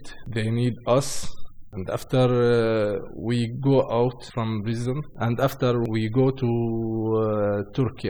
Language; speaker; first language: English; non-native, learner; Arabic